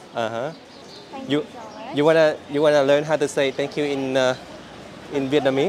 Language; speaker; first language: English; non-native, learner; Vietnamese